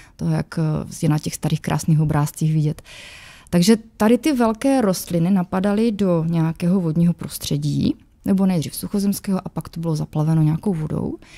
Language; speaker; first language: Czech; native; Czech